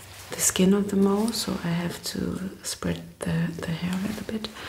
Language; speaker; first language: English; non-native, fluent; German